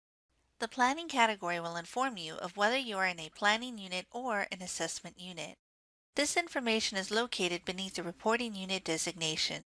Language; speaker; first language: English; native; English